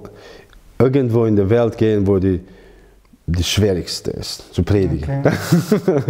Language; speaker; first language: German; non-native, learner; Croatian